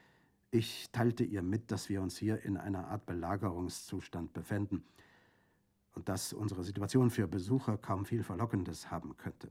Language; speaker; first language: German; native; German